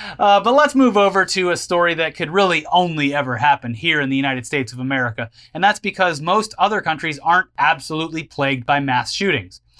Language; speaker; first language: English; native; English